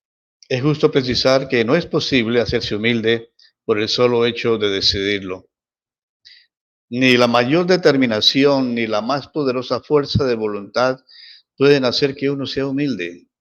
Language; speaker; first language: Spanish; native; Spanish